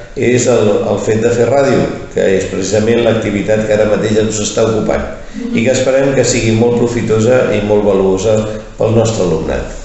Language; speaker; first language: Catalan; native; Catalan